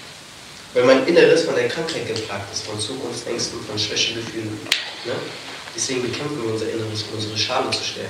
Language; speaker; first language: German; early bilingual, other home language; Turkish